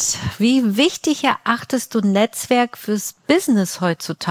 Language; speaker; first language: German; native; German